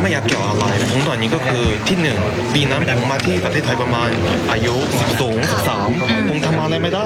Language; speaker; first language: Thai; non-native, learner; Chinese